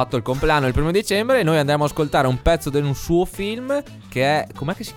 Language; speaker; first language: Italian; native; Italian